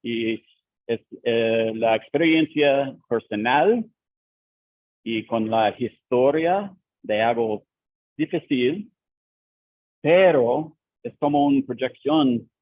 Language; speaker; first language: Spanish; non-native, learner; English